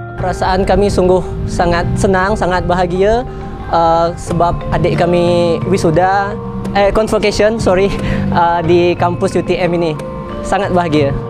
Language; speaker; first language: Malay; native; Malay